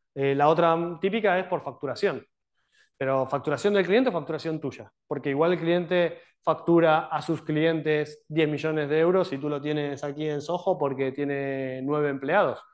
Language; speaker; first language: Spanish; native; Spanish